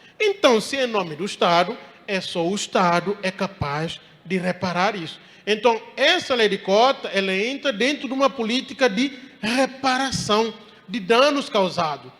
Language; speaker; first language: Portuguese; non-native, local second language; Upper Guinea Crioulo